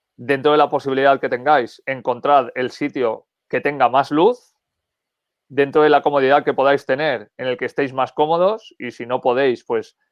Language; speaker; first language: Spanish; native; Spanish